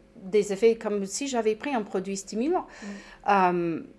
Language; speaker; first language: French; non-native, fluent; English